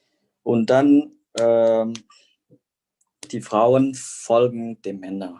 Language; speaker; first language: German; non-native, fluent; Indonesian